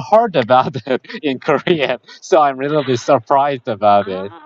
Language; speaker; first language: English; non-native, learner; Korean